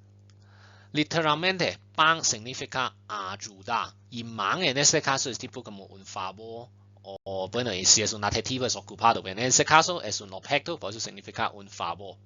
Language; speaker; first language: Spanish; non-native, fluent; Chinese